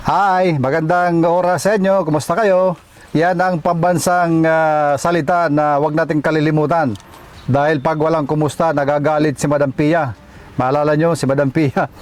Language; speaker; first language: Filipino; non-native, local second language; Waray